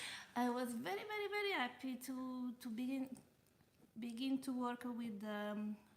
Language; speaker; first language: English; non-native, learner; Italian